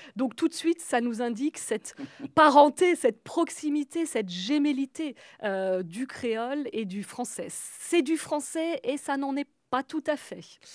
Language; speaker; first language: French; native; French